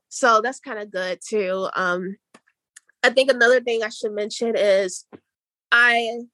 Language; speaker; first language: English; native; English